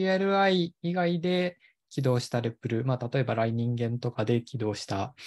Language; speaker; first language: Japanese; native; Japanese